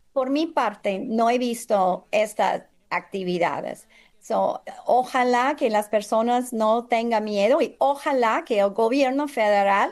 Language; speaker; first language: Spanish; non-native, fluent; English